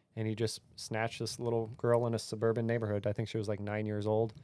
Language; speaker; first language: English; native; English